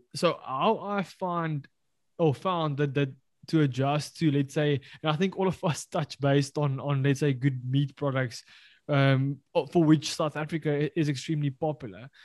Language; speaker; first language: English; non-native, local second language; Afrikaans